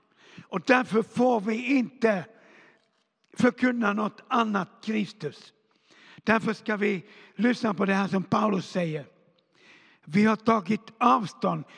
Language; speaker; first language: Swedish; non-native, fluent; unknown